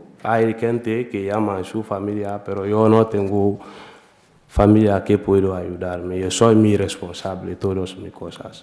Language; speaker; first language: Spanish; non-native, learner; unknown